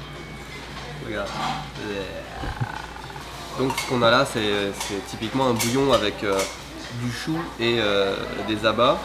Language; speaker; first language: French; native; French